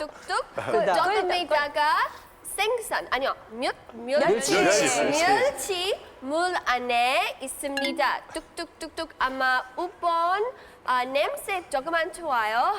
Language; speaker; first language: Korean; non-native, learner; English